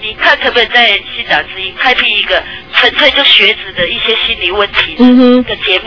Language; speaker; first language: Chinese; native; Chinese